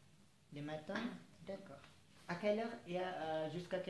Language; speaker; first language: French; non-native, fluent; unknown